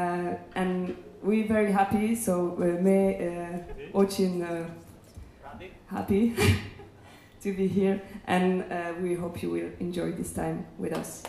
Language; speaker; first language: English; non-native, fluent; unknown